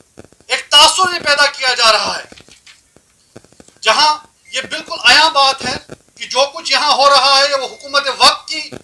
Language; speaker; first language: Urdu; non-native, local second language; Kashmiri